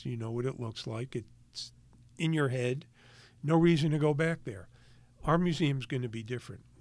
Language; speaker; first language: English; native; English